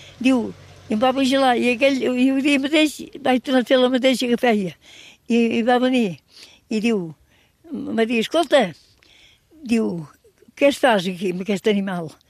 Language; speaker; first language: Catalan; native; Catalan